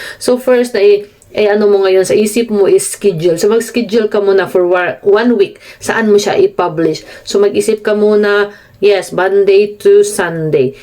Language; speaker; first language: Filipino; non-native, local second language; Cebuano